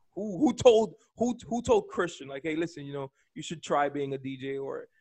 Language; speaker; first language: English; early bilingual, other home language; Spanish